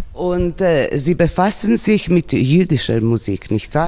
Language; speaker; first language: German; non-native, fluent; Serbian